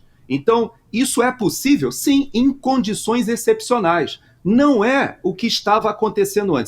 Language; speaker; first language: Portuguese; native; Portuguese